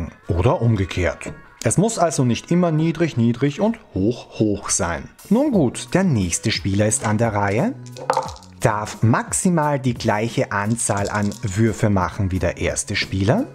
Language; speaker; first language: German; native; German